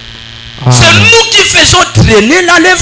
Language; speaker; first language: French; non-native, local second language; Lingala